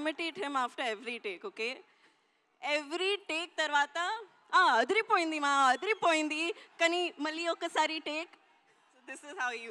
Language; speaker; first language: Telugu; non-native, learner; Hindi